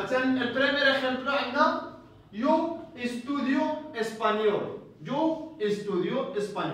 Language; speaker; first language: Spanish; non-native, fluent; Arabic